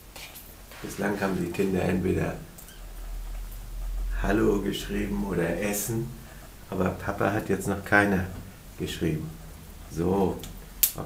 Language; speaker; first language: German; native; German